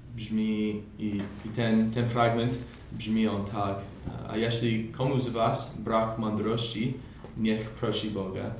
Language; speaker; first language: Polish; non-native, learner; English